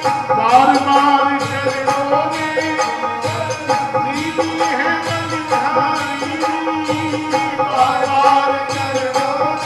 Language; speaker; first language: Hindi; native; Hindi